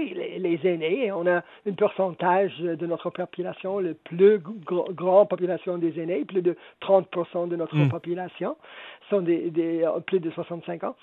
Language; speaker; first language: French; non-native, local second language; English